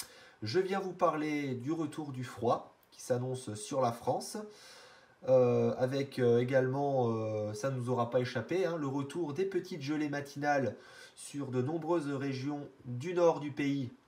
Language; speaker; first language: French; native; French